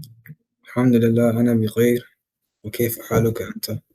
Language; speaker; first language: Arabic; non-native, learner; English